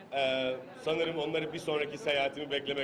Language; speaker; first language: Turkish; native; Turkish